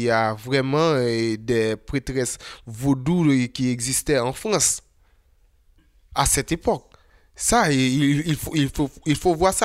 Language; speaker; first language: French; non-native, local second language; Haitian Creole